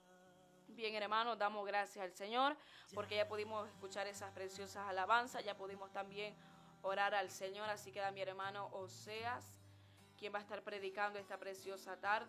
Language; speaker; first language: Spanish; native; Spanish